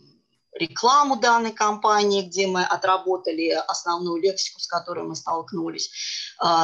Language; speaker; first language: Russian; native; Russian